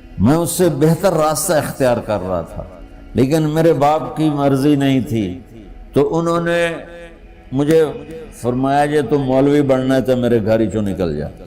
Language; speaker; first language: Urdu; non-native, local second language; Punjabi